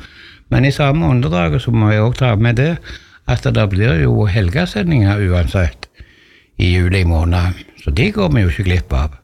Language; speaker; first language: Norwegian; native; Norwegian